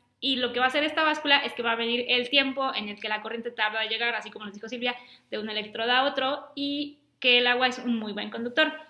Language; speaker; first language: Spanish; native; Spanish